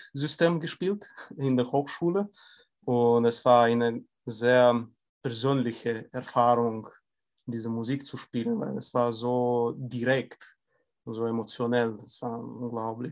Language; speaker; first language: German; non-native, fluent; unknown